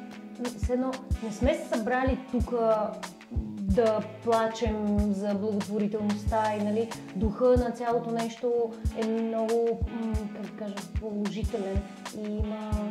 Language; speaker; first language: Bulgarian; native; Bulgarian